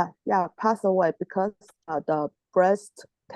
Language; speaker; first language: English; non-native, learner; Chinese